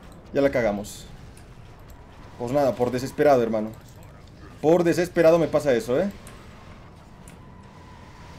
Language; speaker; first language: Spanish; native; Spanish